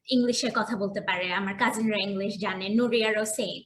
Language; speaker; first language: Bangla; early bilingual, heritage; Bangla